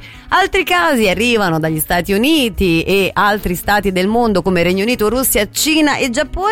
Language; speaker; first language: Italian; native; Italian